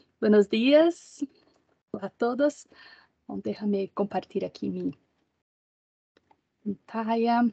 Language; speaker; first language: Spanish; non-native, learner; Portuguese